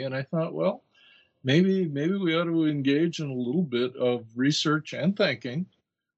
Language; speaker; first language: English; native; English